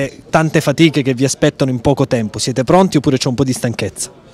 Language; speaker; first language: Italian; native; Italian